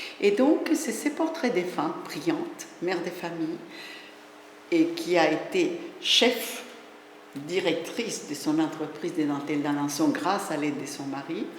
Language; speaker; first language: French; non-native, fluent; Spanish